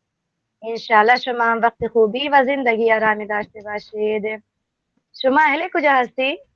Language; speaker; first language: Persian; non-native, learner; Urdu